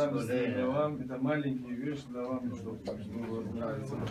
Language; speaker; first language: Russian; non-native, learner; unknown